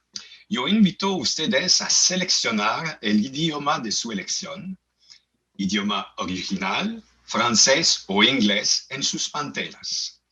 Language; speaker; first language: Spanish; non-native, learner; French